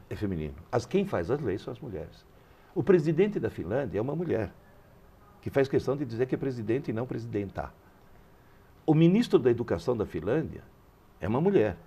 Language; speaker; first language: Portuguese; early bilingual, other home language; Italian